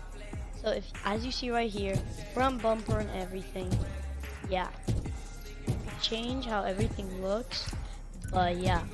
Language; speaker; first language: English; native; English